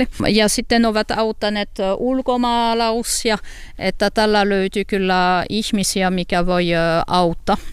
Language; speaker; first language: Finnish; non-native, learner; French